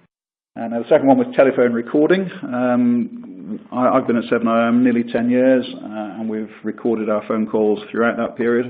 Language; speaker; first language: English; native; English